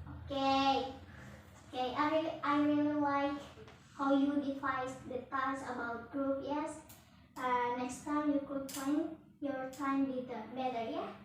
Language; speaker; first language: English; non-native, learner; Indonesian